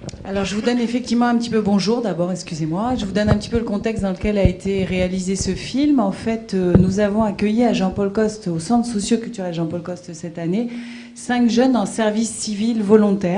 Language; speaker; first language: French; native; French